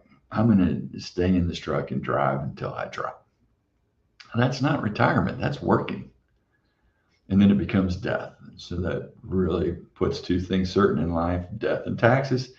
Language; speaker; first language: English; native; English